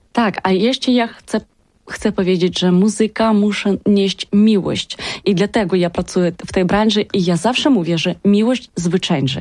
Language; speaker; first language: Polish; non-native, learner; Ukrainian